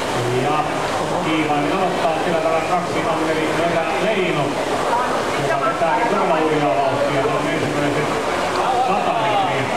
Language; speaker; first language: Finnish; native; Finnish